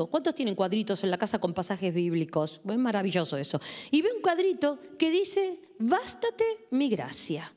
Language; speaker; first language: Spanish; native; Spanish